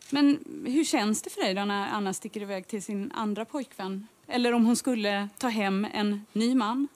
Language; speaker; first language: Swedish; native; Swedish